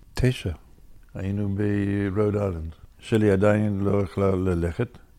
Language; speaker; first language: Hebrew; non-native, fluent; English